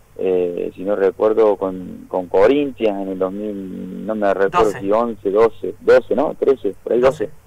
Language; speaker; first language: Spanish; native; Spanish